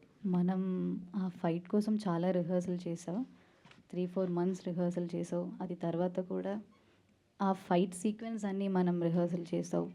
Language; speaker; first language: Telugu; non-native, fluent; Malayalam